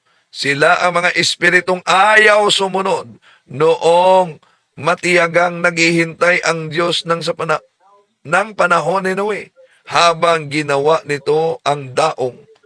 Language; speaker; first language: Filipino; native; Filipino